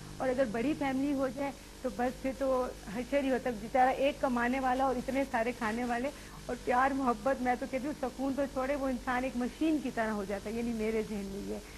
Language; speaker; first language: Urdu; non-native, local second language; Pashto